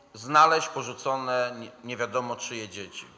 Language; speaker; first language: Polish; native; Polish